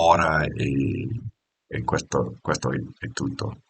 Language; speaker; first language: Italian; non-native, learner; English